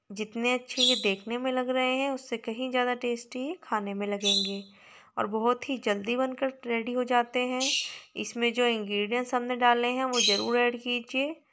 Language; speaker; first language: Hindi; native; Hindi